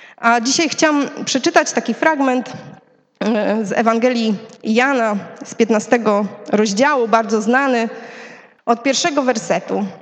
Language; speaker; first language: Polish; native; Polish